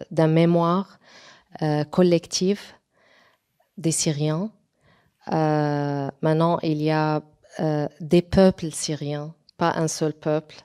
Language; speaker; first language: French; non-native, local second language; Arabic